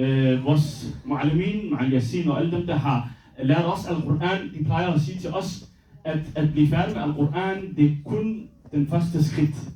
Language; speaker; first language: Danish; early bilingual, other home language; Somali